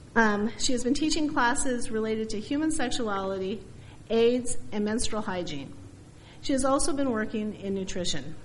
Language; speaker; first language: English; native; English